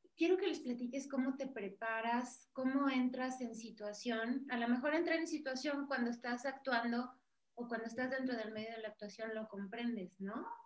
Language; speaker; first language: Spanish; native; Spanish